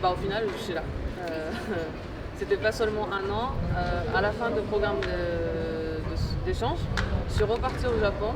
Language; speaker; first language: French; non-native, fluent; Japanese